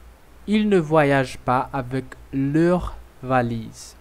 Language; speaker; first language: French; non-native, fluent; Portuguese